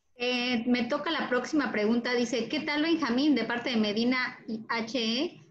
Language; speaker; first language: Spanish; native; Spanish